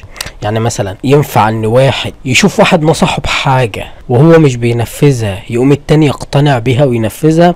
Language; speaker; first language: Arabic; native; Arabic